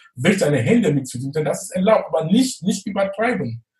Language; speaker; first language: German; non-native, fluent; English